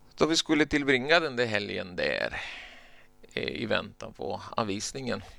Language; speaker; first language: Swedish; non-native, fluent; Spanish